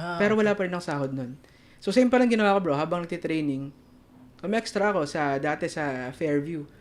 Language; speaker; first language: Filipino; non-native, local second language; Hiligaynon